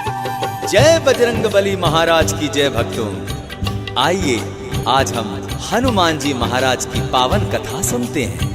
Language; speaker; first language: Hindi; native; Hindi